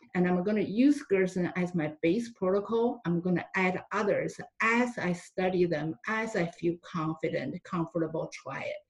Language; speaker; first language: English; non-native, fluent; Chinese